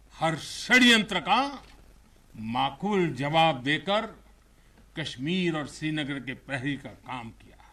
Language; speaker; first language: Hindi; non-native, local second language; Gujarati